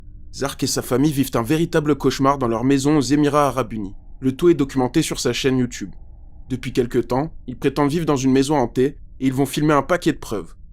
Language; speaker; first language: French; native; French